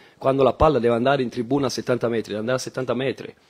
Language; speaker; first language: Italian; native; Italian